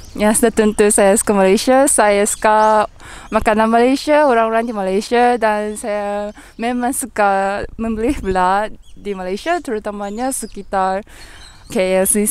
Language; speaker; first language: Indonesian; non-native, fluent; Japanese